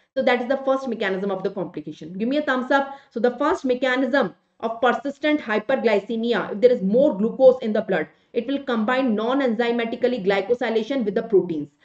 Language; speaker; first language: English; non-native, local second language; Hindi